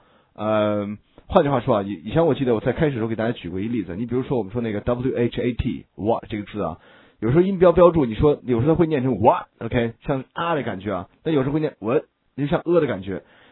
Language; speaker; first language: Chinese; native; Chinese